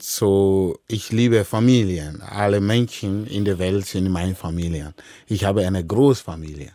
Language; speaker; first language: German; non-native, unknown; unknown